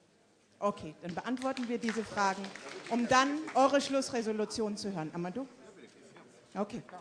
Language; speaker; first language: German; native; German